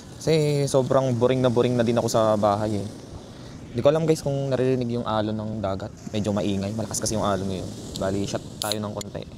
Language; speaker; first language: Filipino; native; Filipino